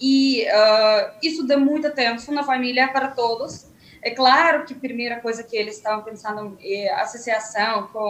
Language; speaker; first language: Portuguese; non-native, fluent; Russian